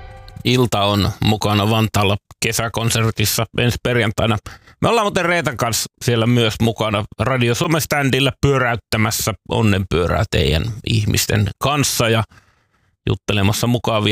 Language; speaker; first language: Finnish; native; Finnish